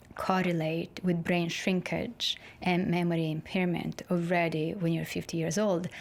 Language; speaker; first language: English; non-native, fluent; Italian